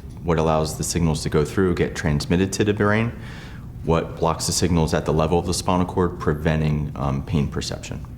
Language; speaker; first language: English; native; English